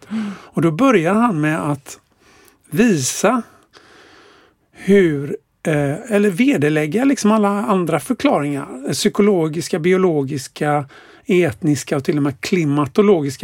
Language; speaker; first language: Swedish; native; Swedish